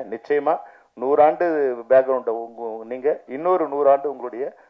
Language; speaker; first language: Tamil; native; Tamil